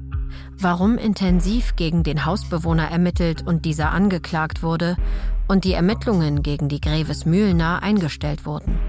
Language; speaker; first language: German; native; German